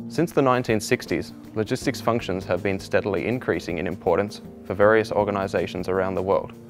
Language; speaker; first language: English; native; English